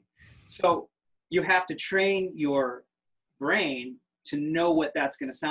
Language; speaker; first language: English; native; English